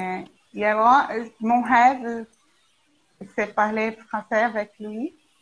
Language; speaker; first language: French; non-native, learner; Portuguese